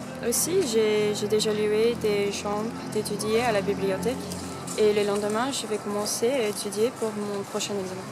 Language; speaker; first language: French; non-native, learner; English